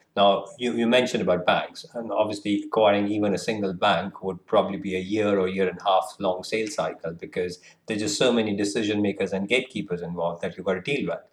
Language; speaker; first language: English; non-native, local second language; Hindi